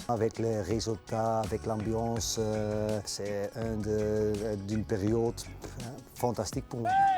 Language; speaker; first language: French; non-native, local second language; Dutch